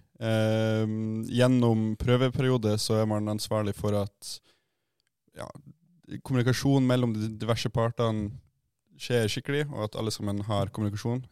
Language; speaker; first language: Norwegian; native; Norwegian